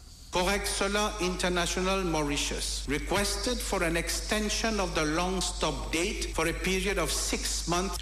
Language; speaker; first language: English; non-native, local second language; Morisyen